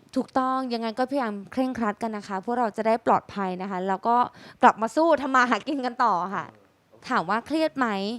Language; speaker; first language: Thai; native; Thai